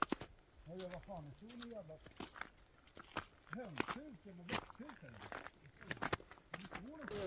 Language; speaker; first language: Swedish; native; Swedish